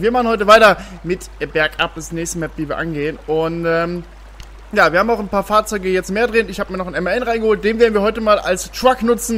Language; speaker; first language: German; native; German